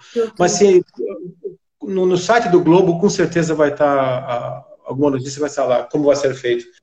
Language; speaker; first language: Portuguese; native; Portuguese